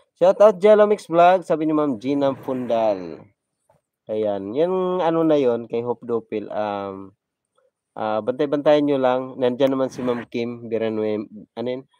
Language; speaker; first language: Filipino; non-native, local second language; Cebuano